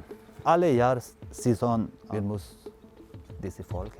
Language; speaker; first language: German; non-native, learner; Tibetan